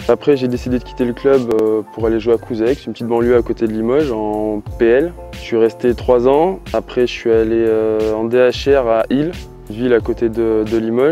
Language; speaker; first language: French; native; French